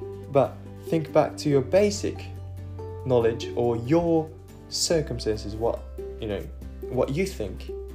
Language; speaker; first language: English; non-native, fluent; Japanese